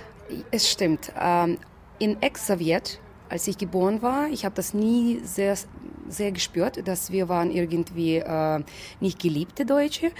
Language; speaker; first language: German; non-native, fluent; Russian